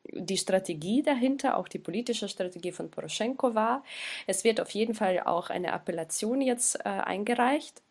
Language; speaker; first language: German; non-native, fluent; Ukrainian